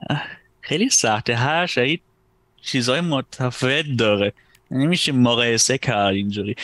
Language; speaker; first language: Persian; non-native, fluent; German